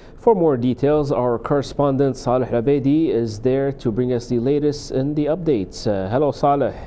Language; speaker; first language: English; non-native, fluent; Arabic